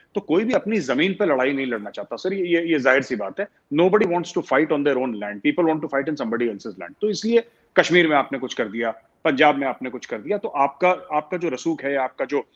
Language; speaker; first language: Hindi; native; Hindi